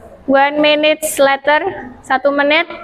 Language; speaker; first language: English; non-native, learner; Indonesian